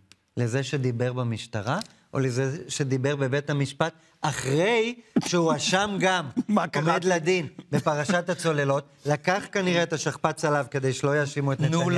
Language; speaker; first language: Hebrew; native; Hebrew